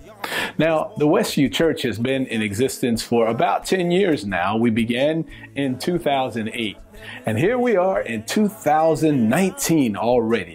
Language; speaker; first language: English; native; English